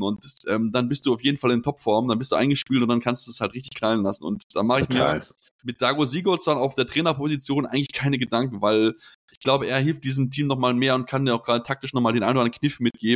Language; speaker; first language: German; native; German